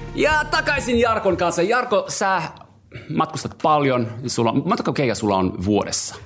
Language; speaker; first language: Finnish; non-native, fluent; English